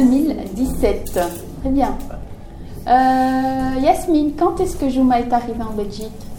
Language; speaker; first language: French; native; French